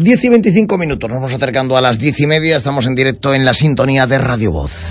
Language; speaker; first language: Spanish; native; Spanish